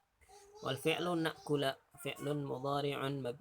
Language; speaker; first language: Arabic; non-native, fluent; Indonesian